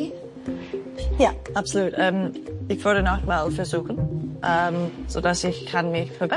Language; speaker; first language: German; non-native, fluent; English